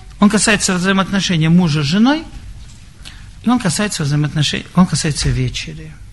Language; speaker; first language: Russian; native; Russian